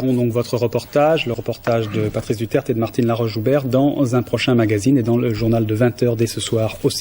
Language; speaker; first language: French; native; French